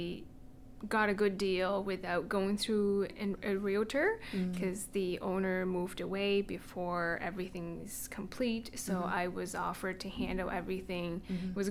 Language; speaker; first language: English; non-native, fluent; Chinese